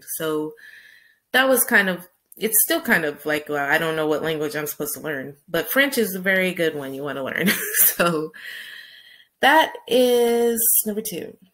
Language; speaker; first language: English; native; English